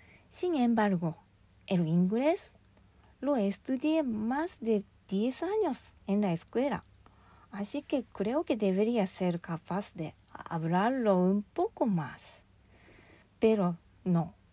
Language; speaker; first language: Spanish; non-native, fluent; Japanese